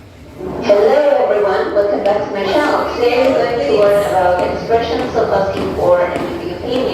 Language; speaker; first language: English; non-native, fluent; Indonesian